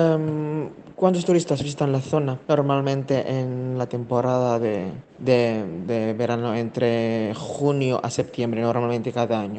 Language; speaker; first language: Spanish; non-native, fluent; Indonesian